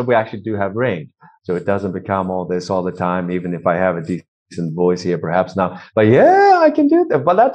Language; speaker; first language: English; non-native, fluent; Swedish